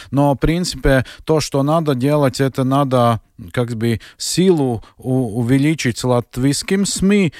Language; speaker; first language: Russian; non-native, local second language; Latvian